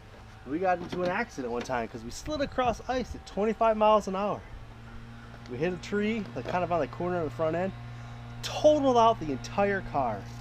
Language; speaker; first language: English; native; English